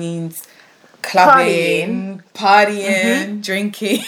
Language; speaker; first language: English; native; English